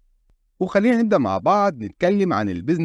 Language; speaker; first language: Arabic; native; Arabic